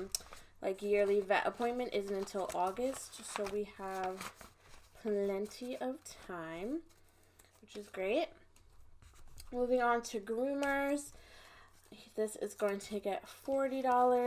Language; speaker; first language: English; native; English